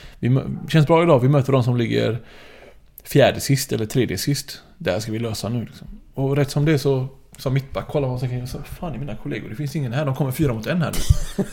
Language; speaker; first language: Swedish; early bilingual, other home language; Arabic